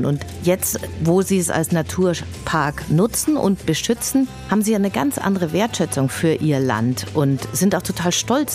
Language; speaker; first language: German; native; German